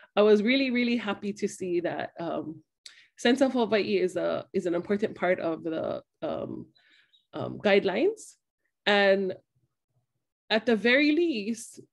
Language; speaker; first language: English; native; English